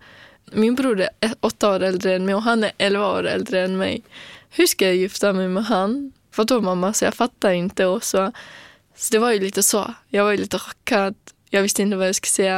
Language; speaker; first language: Swedish; non-native, fluent; Kurdish